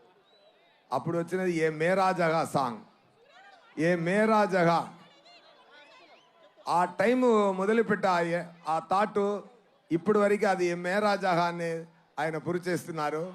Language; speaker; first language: Telugu; non-native, local second language; Tamil